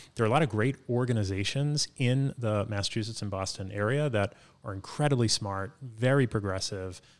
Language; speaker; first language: English; native; English